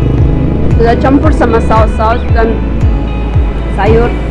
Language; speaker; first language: Indonesian; non-native, learner; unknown